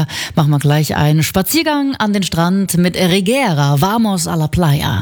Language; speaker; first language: German; native; German